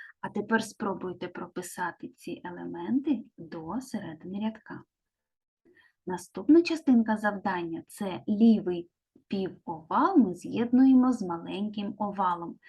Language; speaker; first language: Ukrainian; native; Ukrainian